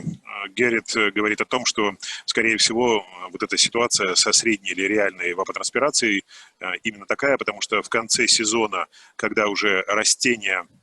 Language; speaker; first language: Russian; native; Russian